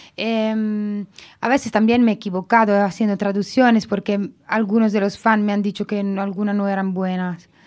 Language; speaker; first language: Spanish; non-native, fluent; Italian